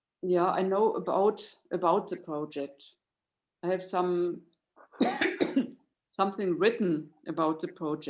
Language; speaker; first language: English; non-native, fluent; German